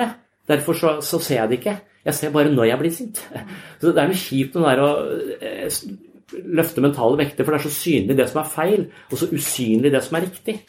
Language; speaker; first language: Norwegian; native; Norwegian